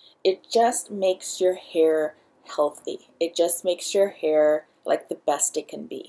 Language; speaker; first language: English; early bilingual, other home language; Spanish